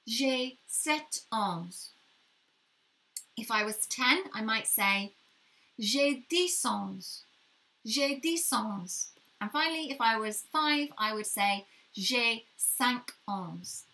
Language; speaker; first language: French; non-native, learner; English